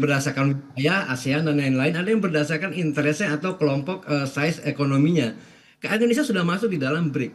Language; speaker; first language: Indonesian; native; Indonesian